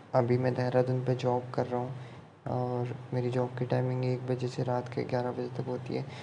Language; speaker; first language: Hindi; native; Hindi